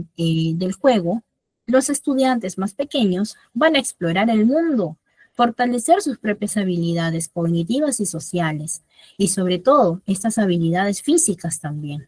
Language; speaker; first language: Spanish; native; Spanish